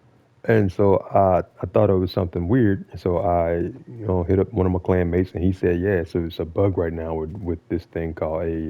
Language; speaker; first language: English; native; English